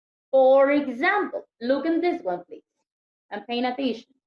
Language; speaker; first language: English; non-native, learner; Spanish